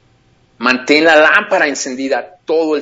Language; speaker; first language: Spanish; native; Spanish